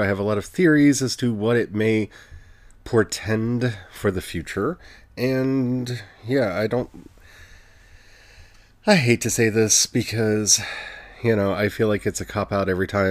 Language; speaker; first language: English; native; English